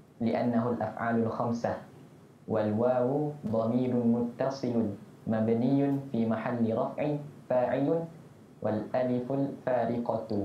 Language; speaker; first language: Arabic; non-native, learner; Malay